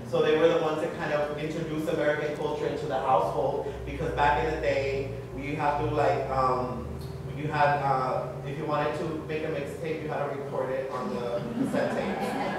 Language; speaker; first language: English; early bilingual, other home language; Spanish